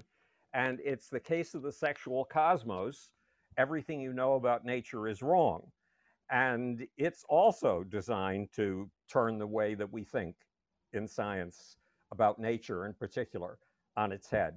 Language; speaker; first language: English; native; English